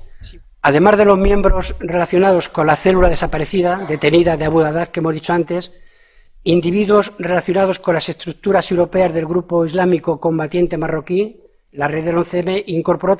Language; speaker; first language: Spanish; native; Spanish